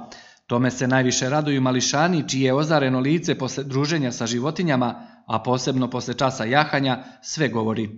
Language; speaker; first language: Serbian; native; Serbian